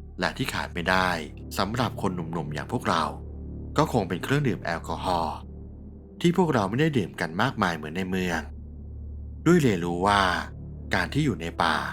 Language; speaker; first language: Thai; native; Thai